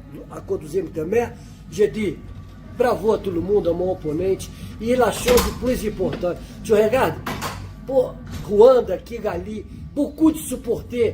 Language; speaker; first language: French; non-native, learner; Portuguese